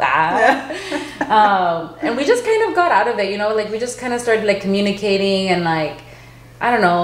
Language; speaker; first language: English; early bilingual, other home language; Spanish